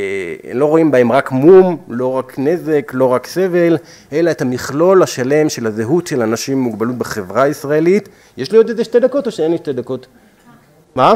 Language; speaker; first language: Hebrew; native; Hebrew